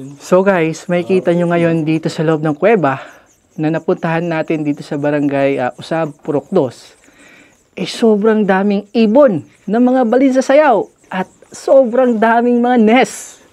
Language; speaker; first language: Filipino; non-native, local second language; Masbatenyo